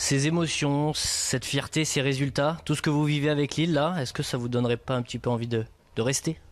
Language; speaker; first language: French; native; French